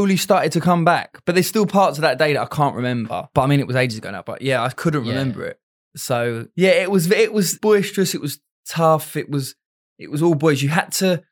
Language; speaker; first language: English; native; English